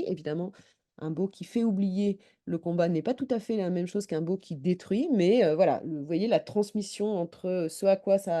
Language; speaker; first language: French; native; French